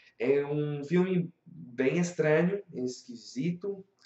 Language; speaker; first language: Portuguese; non-native, learner; English